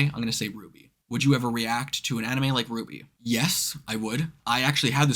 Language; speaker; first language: English; native; English